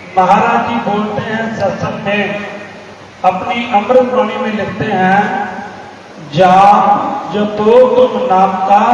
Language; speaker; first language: Hindi; non-native, local second language; Punjabi